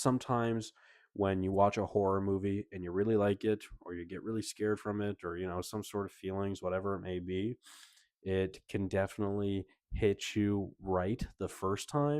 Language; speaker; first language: English; native; English